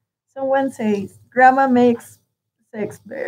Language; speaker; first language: English; non-native, learner; Spanish